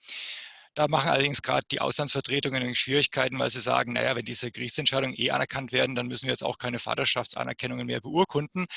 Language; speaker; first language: German; native; German